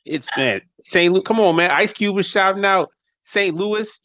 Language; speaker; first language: English; native; English